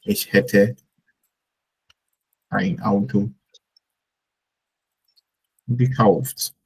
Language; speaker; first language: German; non-native, fluent; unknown